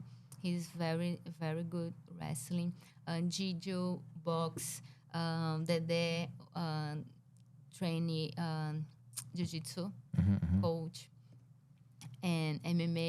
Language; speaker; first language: English; non-native, learner; Portuguese